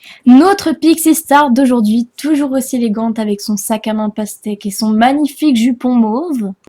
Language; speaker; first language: French; native; French